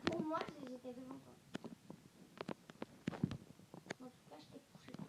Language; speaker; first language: French; native; French